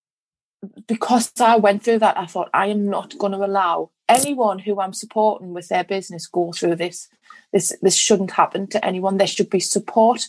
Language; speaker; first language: English; native; English